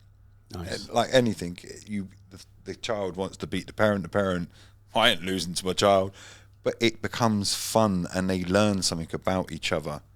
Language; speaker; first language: English; native; English